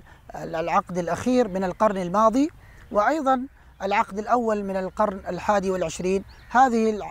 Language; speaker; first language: Arabic; non-native, fluent; Urdu